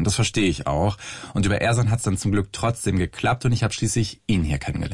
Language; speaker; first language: German; native; German